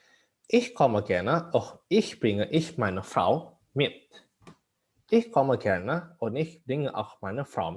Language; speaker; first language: German; non-native, fluent; Indonesian